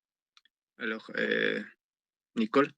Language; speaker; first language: French; non-native, learner; Spanish